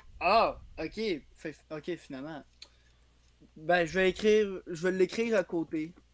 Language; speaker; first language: French; native; French